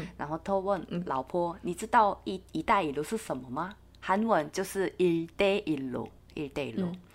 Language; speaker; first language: Chinese; non-native, fluent; Korean